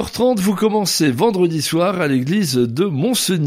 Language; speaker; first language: French; native; French